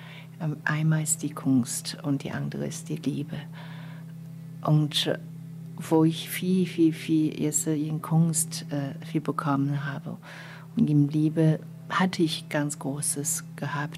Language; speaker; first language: German; non-native, fluent; Chinese